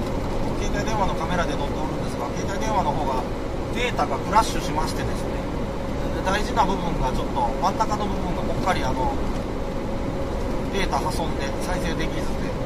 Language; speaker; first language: Japanese; native; Japanese